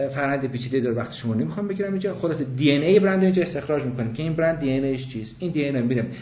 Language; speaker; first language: Persian; early bilingual, other home language; English